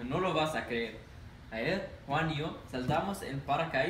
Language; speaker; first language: Spanish; non-native, learner; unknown